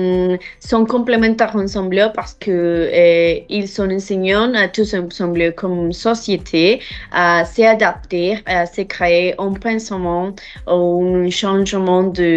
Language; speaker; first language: French; non-native, learner; Spanish